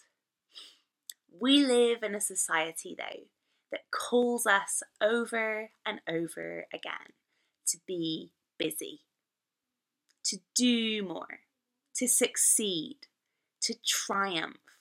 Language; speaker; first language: English; native; English